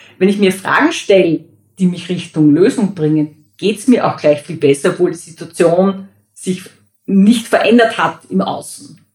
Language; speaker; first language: German; native; German